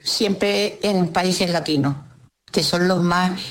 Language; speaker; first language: Spanish; early bilingual, other home language; Russian